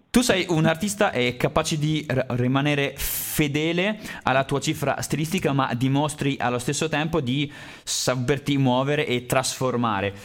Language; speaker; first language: Italian; native; Italian